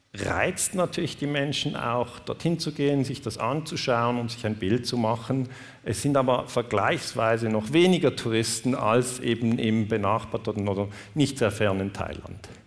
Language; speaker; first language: German; native; German